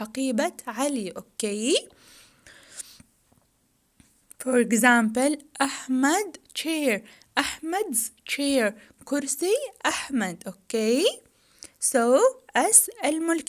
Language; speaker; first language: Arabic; native; Arabic